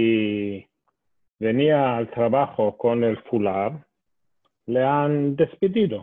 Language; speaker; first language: Spanish; non-native, fluent; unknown